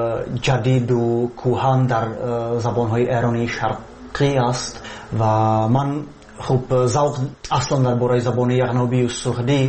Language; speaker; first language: Persian; non-native, learner; Czech